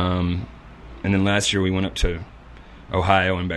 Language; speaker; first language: English; native; English